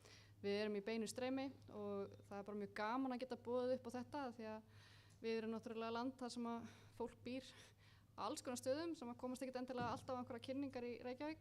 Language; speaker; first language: Icelandic; native; Icelandic